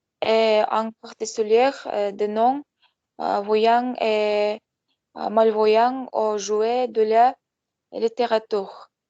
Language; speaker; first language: French; non-native, learner; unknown